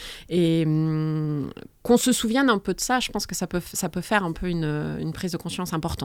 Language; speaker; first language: French; native; French